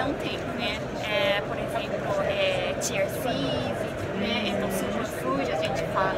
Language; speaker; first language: Portuguese; non-native, learner; Japanese